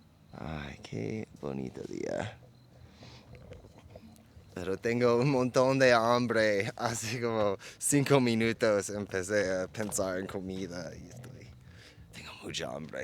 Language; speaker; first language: Spanish; non-native, fluent; English